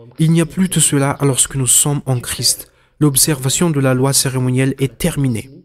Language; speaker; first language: French; non-native, local second language; Malagasy